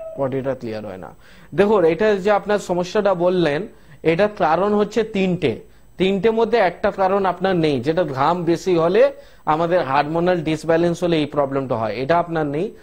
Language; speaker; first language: Bangla; non-native, local second language; Hindi